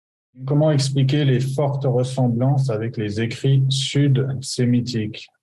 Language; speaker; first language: French; native; French